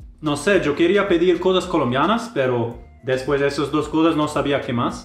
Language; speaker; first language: Spanish; non-native, fluent; German